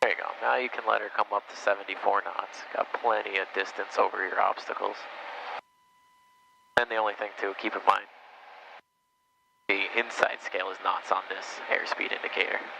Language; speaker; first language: English; native; English